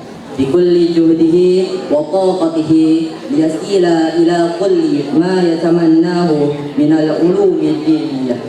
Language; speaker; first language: Arabic; non-native, learner; Indonesian